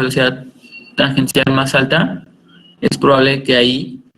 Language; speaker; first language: Spanish; native; Spanish